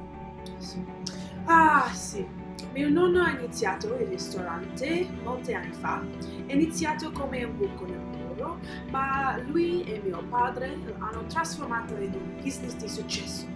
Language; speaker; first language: Italian; non-native, learner; English